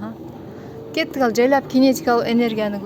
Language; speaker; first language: Kazakh; native; Kazakh